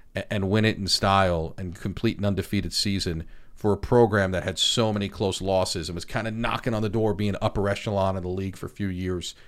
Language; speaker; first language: English; native; English